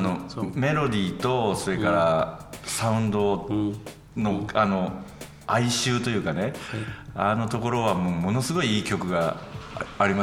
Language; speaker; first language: Japanese; native; Japanese